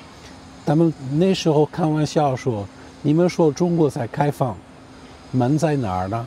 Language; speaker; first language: Chinese; non-native, fluent; French